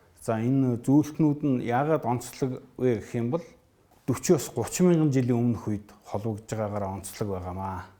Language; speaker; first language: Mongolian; native; Mongolian